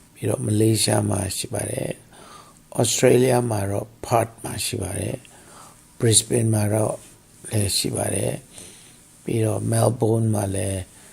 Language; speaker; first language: Burmese; non-native, local second language; Tedim Chin